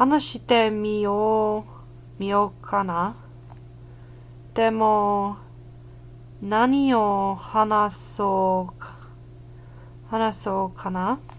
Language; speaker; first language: Japanese; non-native, learner; English